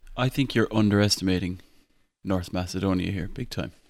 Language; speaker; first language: English; native; English